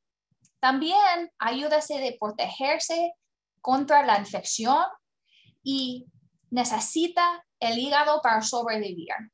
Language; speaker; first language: Spanish; non-native, learner; English